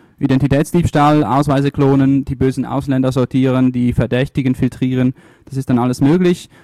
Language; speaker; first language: German; early bilingual, other home language; Italian